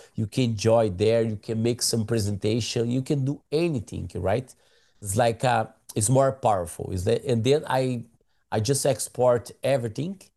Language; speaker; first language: English; non-native, learner; Portuguese